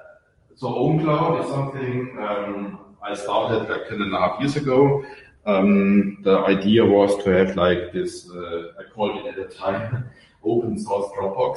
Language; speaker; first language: English; non-native, fluent; German